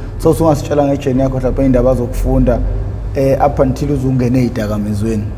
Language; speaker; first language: Zulu; native; Zulu